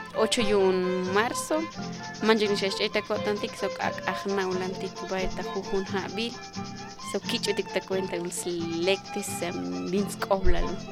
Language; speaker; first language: Spanish; non-native, local second language; Tzeltal